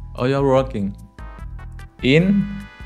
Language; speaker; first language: English; non-native, learner; Indonesian